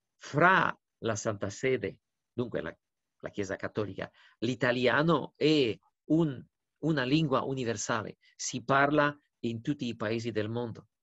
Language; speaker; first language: Italian; non-native, fluent; Romanian